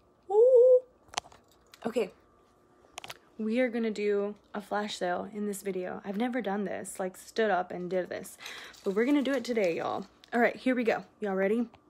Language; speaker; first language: English; early bilingual, other home language; Spanish